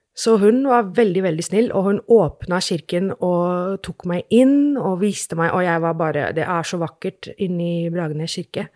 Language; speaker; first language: Norwegian; non-native, fluent; English